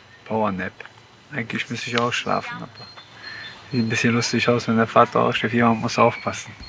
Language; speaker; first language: German; non-native, fluent; Polish